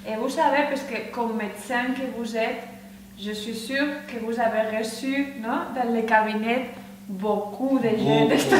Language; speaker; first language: French; non-native, learner; Spanish